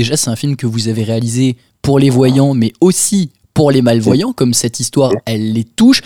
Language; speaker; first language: French; native; French